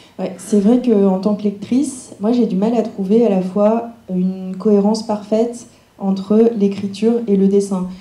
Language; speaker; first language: French; early bilingual, other home language; Cantonese